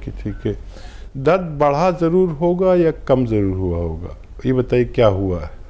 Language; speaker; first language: Hindi; native; Hindi